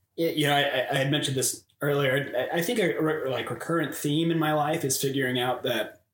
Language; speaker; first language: English; native; English